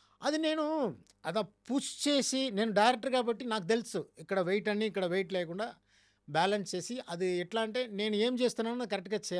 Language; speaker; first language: Telugu; non-native, learner; Tamil